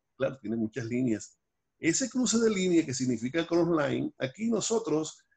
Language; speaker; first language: Spanish; native; Spanish